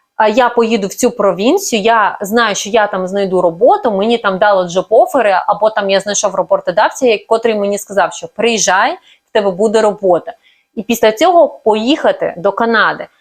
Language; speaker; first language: Ukrainian; native; Ukrainian